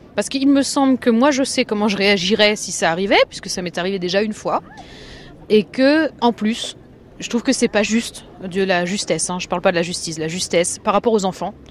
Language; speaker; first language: French; native; French